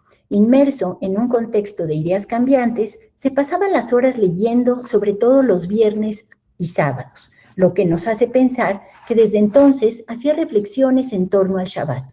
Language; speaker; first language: Spanish; native; Spanish